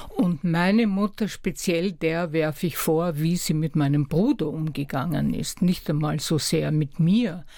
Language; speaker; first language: German; native; German